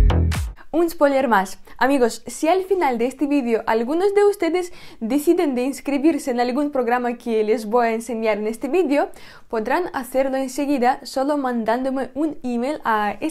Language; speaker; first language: Spanish; non-native, fluent; Russian